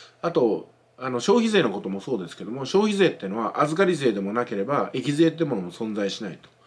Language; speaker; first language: Japanese; native; Japanese